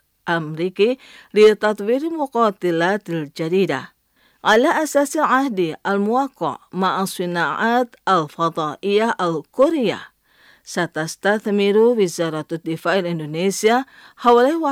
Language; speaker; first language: Arabic; non-native, fluent; Indonesian